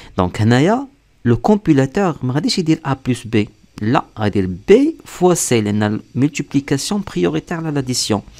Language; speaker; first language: French; non-native, local second language; Arabic